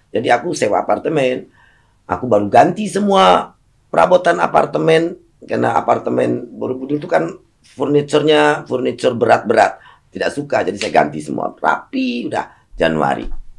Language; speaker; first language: Indonesian; native; Indonesian